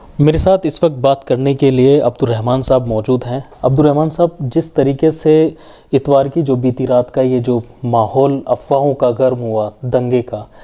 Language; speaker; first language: Hindi; native; Hindi